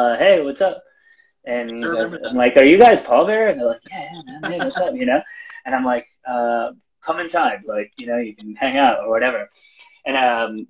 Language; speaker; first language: English; native; English